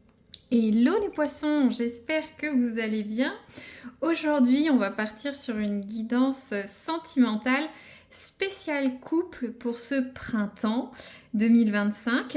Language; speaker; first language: French; native; French